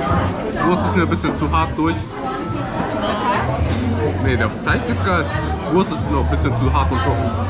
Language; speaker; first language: German; native; German